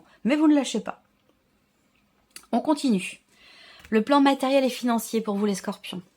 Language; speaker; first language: French; native; French